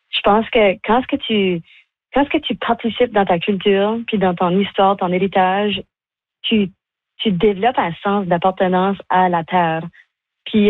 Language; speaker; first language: French; native; French